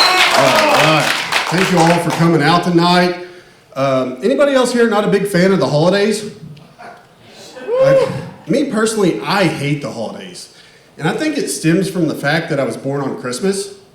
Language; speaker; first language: English; native; English